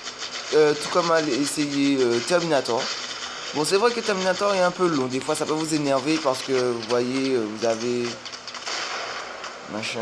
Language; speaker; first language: French; native; French